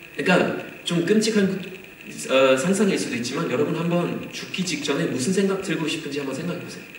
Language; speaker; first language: Korean; non-native, fluent; German